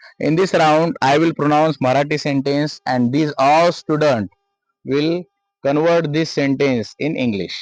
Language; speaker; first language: English; non-native, local second language; Marathi